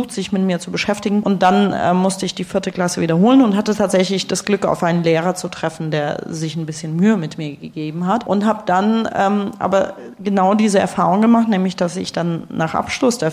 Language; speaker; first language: German; early bilingual, other home language; Russian